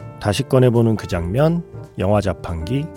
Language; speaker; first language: Korean; native; Korean